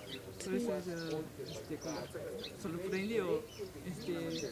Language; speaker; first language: Spanish; non-native, learner; Japanese